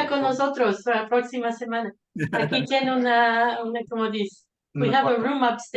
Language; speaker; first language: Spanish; non-native, fluent; Portuguese